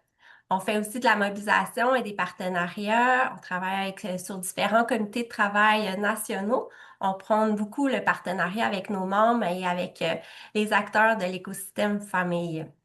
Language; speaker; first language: French; native; French